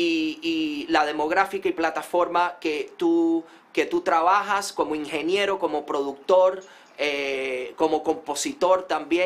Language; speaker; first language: Spanish; early bilingual, heritage; Spanish